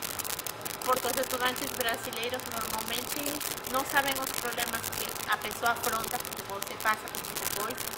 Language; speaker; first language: Portuguese; non-native, fluent; Spanish